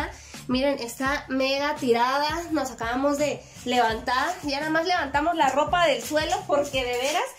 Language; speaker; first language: Spanish; native; Spanish